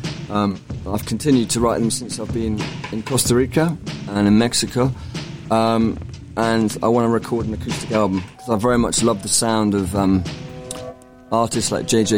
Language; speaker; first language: English; native; English